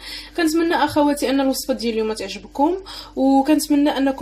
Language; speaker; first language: Arabic; native; Arabic